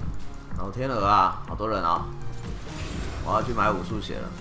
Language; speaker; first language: Chinese; native; Chinese